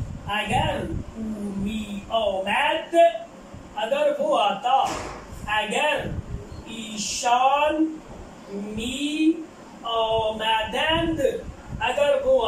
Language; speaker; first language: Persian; non-native, fluent; Urdu